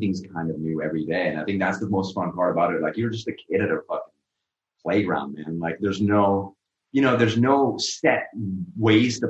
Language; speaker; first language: English; non-native, local second language; Urdu